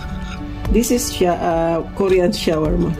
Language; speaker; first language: English; non-native, local second language; Filipino